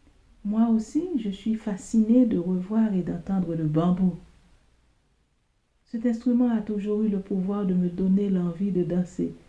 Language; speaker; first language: French; non-native, local second language; Haitian Creole